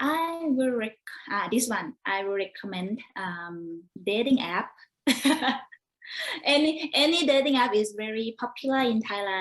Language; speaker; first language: English; non-native, learner; Thai